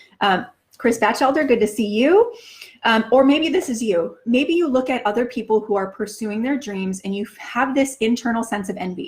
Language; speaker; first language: English; native; English